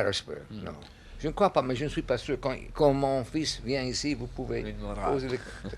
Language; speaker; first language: French; non-native, learner; English